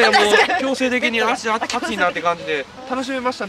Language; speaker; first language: Japanese; native; Japanese